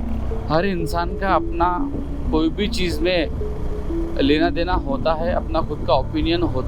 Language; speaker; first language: Hindi; native; Hindi